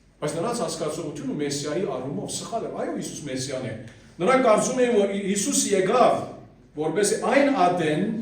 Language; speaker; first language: Armenian; early bilingual, heritage; Armenian